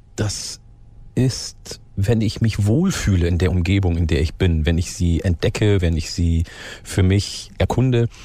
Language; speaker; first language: German; early bilingual, other home language; Oromo